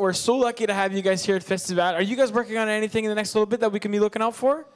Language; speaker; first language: English; non-native, local second language; French